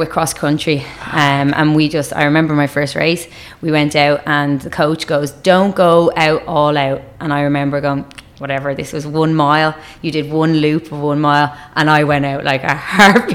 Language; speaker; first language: English; native; English